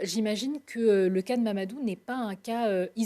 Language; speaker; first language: French; native; French